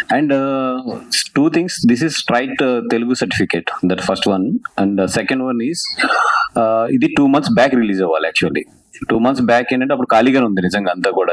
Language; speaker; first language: Telugu; native; Telugu